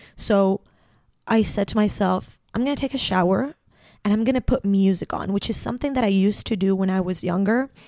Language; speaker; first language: English; non-native, fluent; Spanish